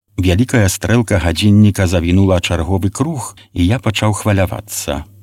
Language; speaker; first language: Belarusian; native; Belarusian